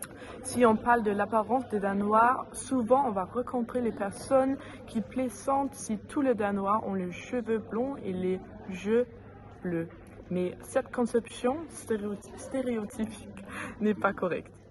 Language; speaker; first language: French; non-native, learner; Danish